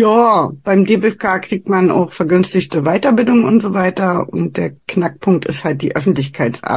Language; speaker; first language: German; native; German